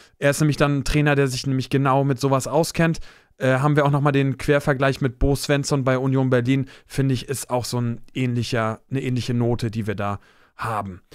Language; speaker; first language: German; native; German